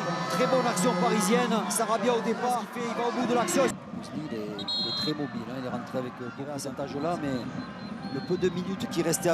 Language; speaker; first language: French; native; French